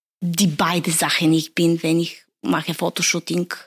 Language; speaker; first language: German; non-native, learner; Bulgarian